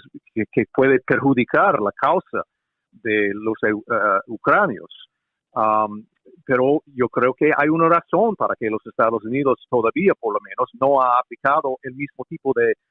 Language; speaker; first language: Spanish; non-native, fluent; English